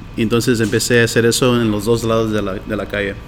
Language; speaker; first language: Spanish; early bilingual, heritage; Spanish